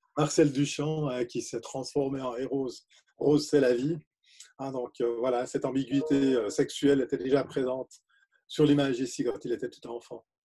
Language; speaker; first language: French; native; French